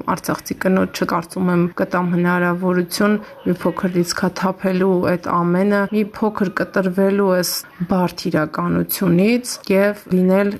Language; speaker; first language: Armenian; native; Armenian